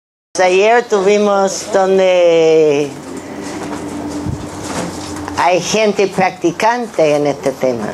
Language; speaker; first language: Spanish; non-native, fluent; English